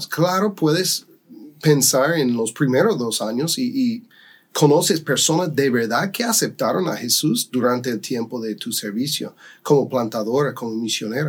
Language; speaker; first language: Spanish; non-native, fluent; English